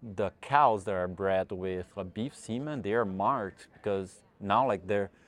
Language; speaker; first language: English; non-native, fluent; Portuguese